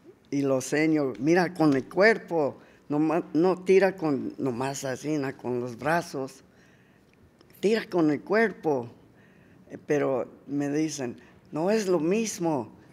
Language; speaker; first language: Spanish; early bilingual, heritage; Spanish